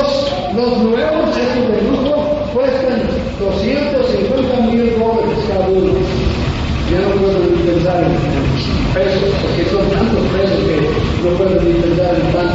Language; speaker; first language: Spanish; non-native, fluent; English